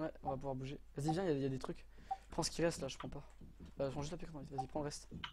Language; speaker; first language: French; native; French